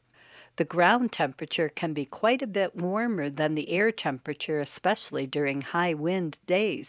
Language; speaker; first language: English; native; English